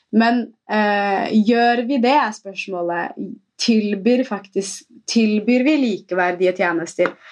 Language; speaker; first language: Norwegian; early bilingual, other home language; Somali